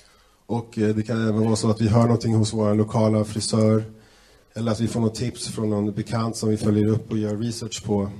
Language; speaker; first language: Swedish; native; Swedish